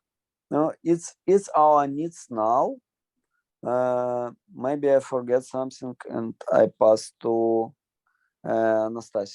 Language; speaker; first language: English; non-native, learner; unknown